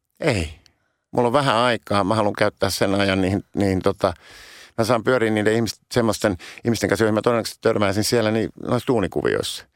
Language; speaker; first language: Finnish; native; Finnish